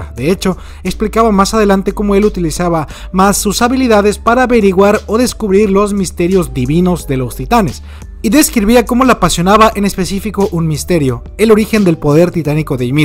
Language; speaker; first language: Spanish; native; Spanish